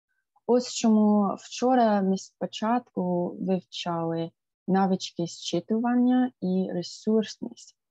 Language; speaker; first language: Ukrainian; non-native, fluent; English